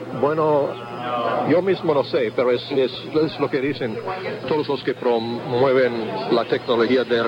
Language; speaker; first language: Spanish; non-native, fluent; English